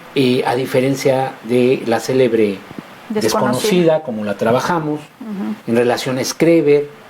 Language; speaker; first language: Spanish; native; Spanish